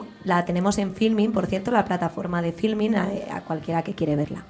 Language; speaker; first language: Spanish; native; Spanish